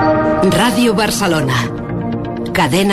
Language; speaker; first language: Catalan; native; Catalan